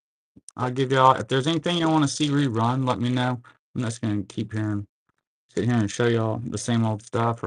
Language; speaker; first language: English; native; English